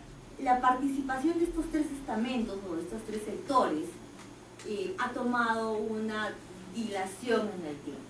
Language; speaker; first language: Spanish; native; Spanish